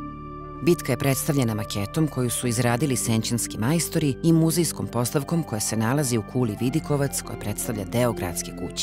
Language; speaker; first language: Serbian; native; Serbian